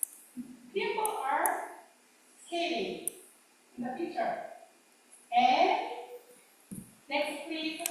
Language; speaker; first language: English; non-native, learner; Korean